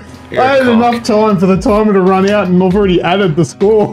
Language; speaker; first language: English; native; English